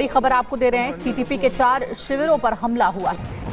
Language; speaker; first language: Hindi; native; Hindi